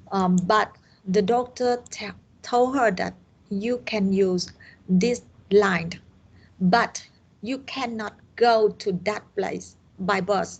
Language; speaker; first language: English; non-native, learner; Vietnamese